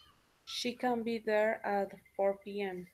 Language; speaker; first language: English; non-native, learner; Spanish